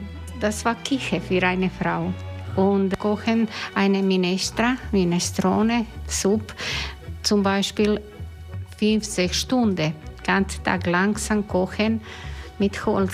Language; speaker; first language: German; non-native, learner; Croatian